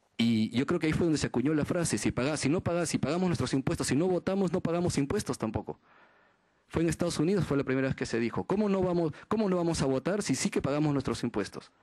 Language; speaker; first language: Spanish; native; Spanish